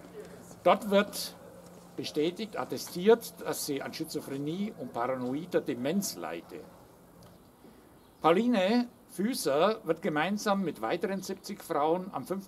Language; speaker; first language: German; native; German